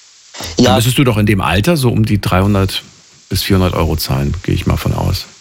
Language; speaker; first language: German; native; German